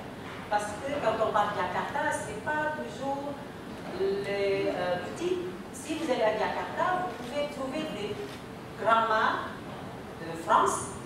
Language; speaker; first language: French; non-native, fluent; Indonesian